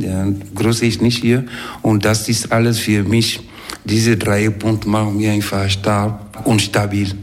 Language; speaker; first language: German; non-native, fluent; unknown